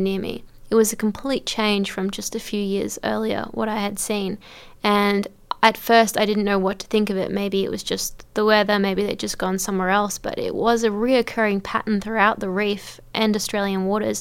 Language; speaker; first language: English; native; English